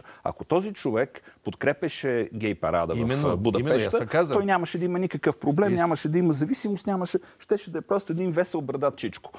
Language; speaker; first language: Bulgarian; native; Bulgarian